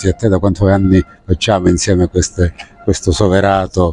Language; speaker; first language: Italian; native; Italian